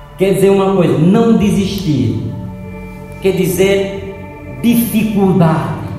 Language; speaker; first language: Portuguese; native; Portuguese